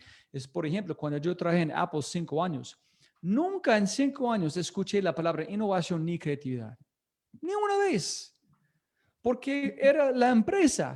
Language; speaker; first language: Spanish; non-native, fluent; English